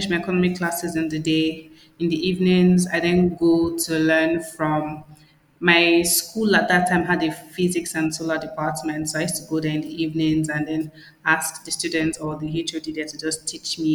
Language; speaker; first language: English; non-native, local second language; Igbo